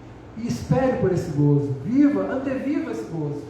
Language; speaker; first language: Portuguese; native; Portuguese